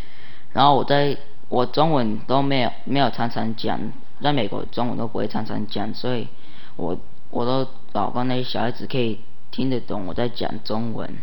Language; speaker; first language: Chinese; early bilingual, heritage; Chinese